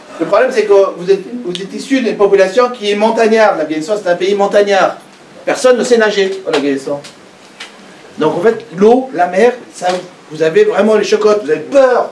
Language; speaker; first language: French; non-native, fluent; Persian